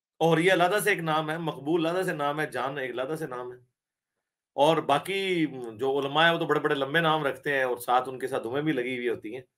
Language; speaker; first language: Urdu; non-native, local second language; Punjabi